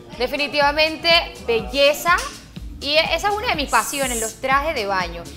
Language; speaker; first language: Spanish; native; Spanish